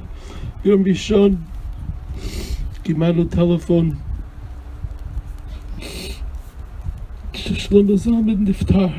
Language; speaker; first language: Hebrew; non-native, fluent; English